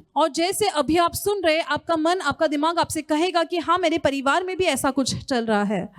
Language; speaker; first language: Hindi; native; Hindi